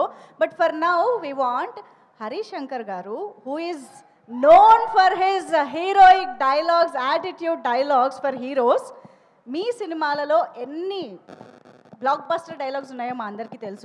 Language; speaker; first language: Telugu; native; Telugu